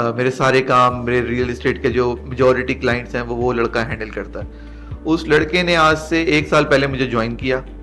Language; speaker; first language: Urdu; native; Urdu